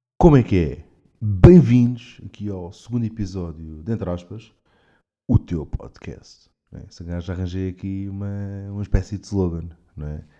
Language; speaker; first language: Portuguese; native; Portuguese